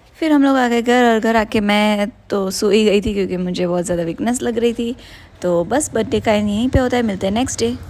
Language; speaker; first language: Hindi; non-native, local second language; Gujarati